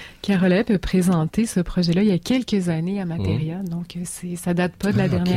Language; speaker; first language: French; native; French